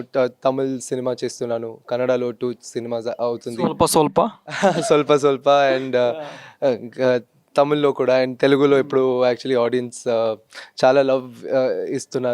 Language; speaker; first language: Telugu; non-native, fluent; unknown